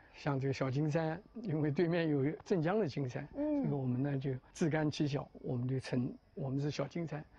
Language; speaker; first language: Chinese; native; Chinese